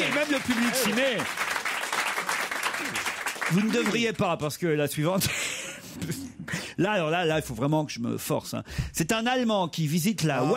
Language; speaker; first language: French; native; French